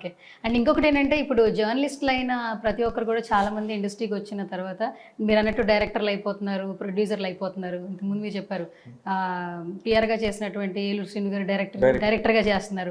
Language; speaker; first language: Telugu; native; Telugu